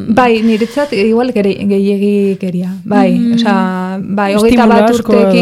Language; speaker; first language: Basque; non-native, local second language; Spanish